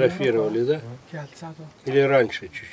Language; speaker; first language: Russian; native; Russian